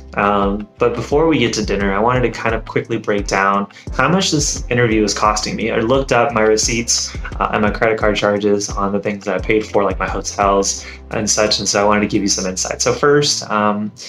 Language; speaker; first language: English; native; English